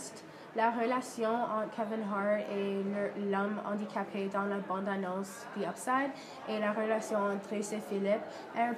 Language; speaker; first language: French; non-native, learner; English